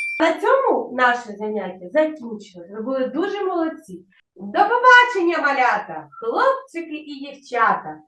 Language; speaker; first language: Ukrainian; native; Ukrainian